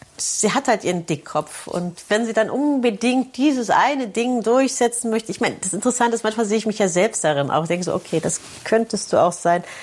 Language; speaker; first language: German; native; German